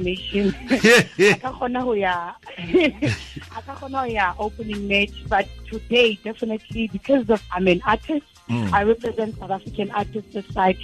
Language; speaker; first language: English; non-native, local second language; Zulu